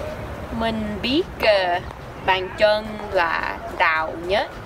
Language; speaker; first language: Vietnamese; non-native, learner; English